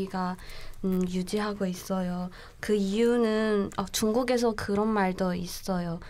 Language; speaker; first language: Korean; non-native, learner; Chinese